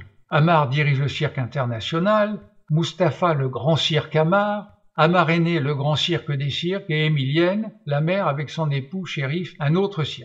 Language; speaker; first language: French; native; French